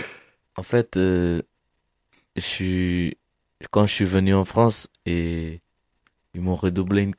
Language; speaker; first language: French; non-native, fluent; Kabuverdianu